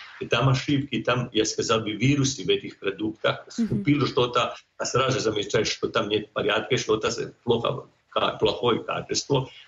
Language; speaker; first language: Russian; non-native, fluent; Croatian